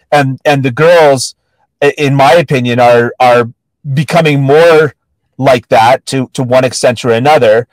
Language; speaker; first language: English; native; English